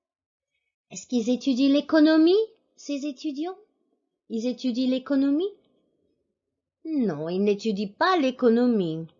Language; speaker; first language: French; non-native, fluent; English